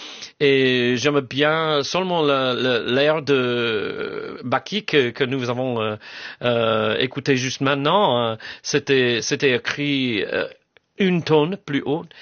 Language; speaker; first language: French; non-native, fluent; English